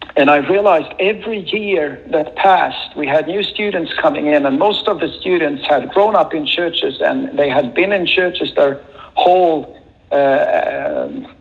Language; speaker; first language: English; non-native, fluent; Swedish